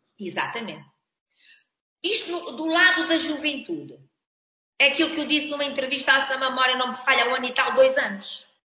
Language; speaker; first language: Portuguese; non-native, local second language; Kabuverdianu